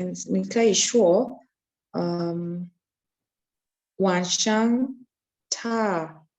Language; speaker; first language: Chinese; non-native, learner; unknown